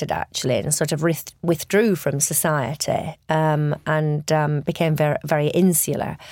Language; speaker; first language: English; native; English